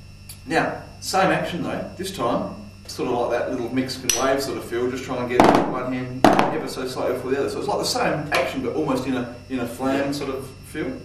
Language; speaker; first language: English; native; English